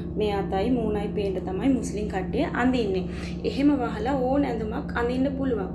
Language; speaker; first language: Sinhala; non-native, local second language; Tamil